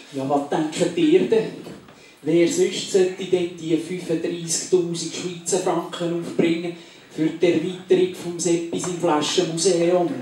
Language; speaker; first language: German; native; German